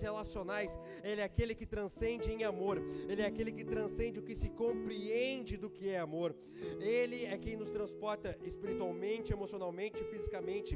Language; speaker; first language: Portuguese; native; Portuguese